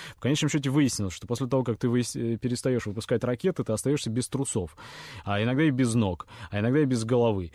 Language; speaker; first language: Russian; native; Russian